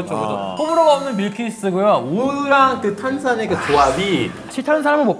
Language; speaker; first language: Korean; native; Korean